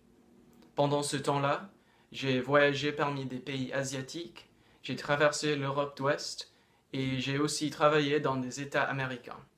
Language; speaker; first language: French; non-native, fluent; English